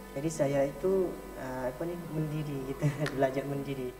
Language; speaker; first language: Indonesian; non-native, learner; Eastern Cham